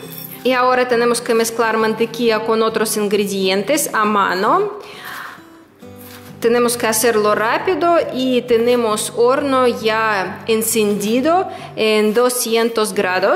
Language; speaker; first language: Spanish; non-native, fluent; Russian